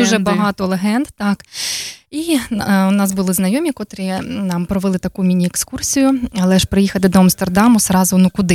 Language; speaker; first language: Ukrainian; native; Ukrainian